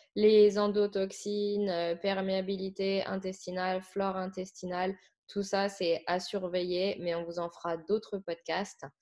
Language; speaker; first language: French; native; French